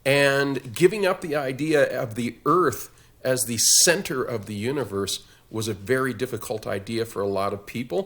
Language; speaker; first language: English; native; English